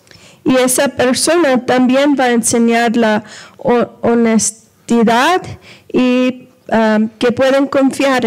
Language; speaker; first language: Spanish; early bilingual, heritage; Spanish